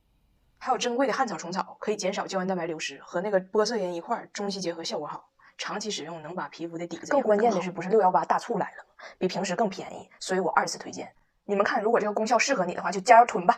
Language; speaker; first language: Chinese; native; Chinese